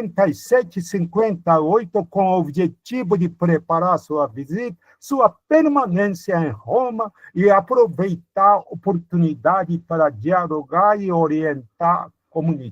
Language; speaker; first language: Portuguese; non-native, fluent; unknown